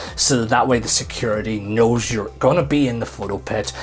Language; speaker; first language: English; native; English